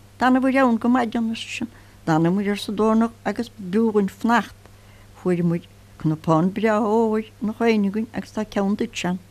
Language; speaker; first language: Irish; native; Irish